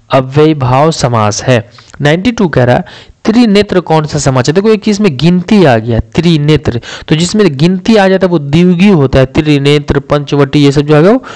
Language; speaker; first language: Hindi; native; Hindi